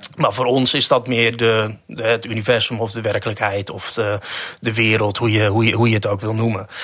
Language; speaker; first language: Dutch; native; Dutch